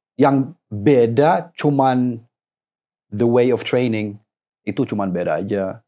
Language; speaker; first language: Indonesian; non-native, fluent; English